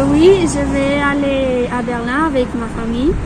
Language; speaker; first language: French; non-native, learner; Spanish